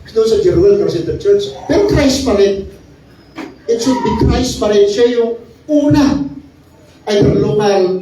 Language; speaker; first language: Filipino; non-native, local second language; Iloko